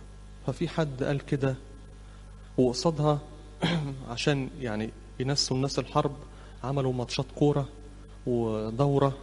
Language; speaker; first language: Arabic; native; Arabic